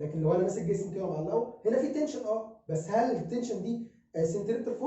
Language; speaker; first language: Arabic; native; Arabic